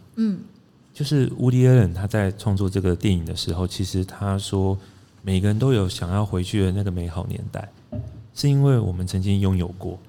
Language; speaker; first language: Chinese; native; Chinese